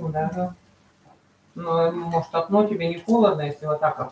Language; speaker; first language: Russian; native; Russian